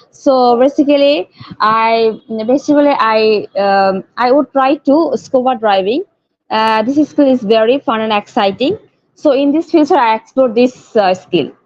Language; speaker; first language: English; non-native, learner; Bangla